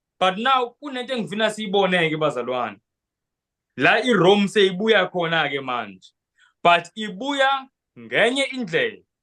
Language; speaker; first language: Zulu; non-native, local second language; Xhosa